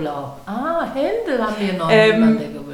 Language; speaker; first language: German; non-native, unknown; Chinese